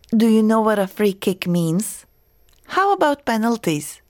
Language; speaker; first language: English; non-native, fluent; Croatian